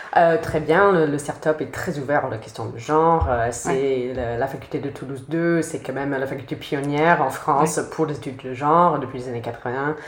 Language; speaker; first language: French; non-native, fluent; English